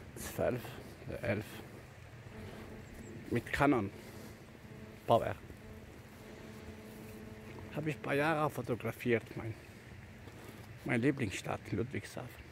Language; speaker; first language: German; non-native, fluent; Albanian